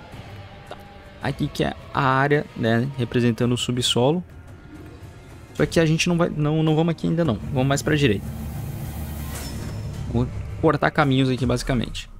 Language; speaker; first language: Portuguese; native; Portuguese